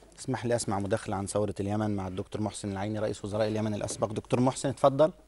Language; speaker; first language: Arabic; native; Arabic